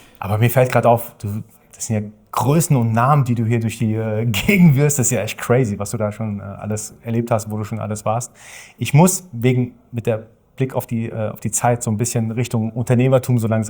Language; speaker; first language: German; native; German